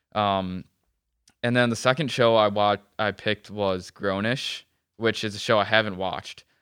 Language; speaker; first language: English; native; English